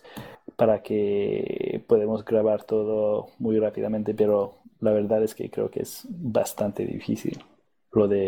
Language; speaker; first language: Spanish; non-native, fluent; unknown